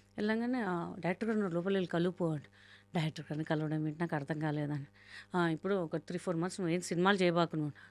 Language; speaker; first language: Telugu; non-native, local second language; Hindi